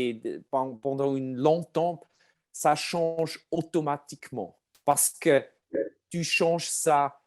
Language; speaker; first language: French; non-native, learner; German